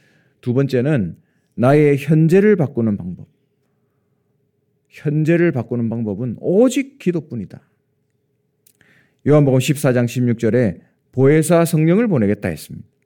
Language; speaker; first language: Korean; native; Korean